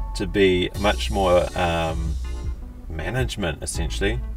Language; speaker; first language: English; native; English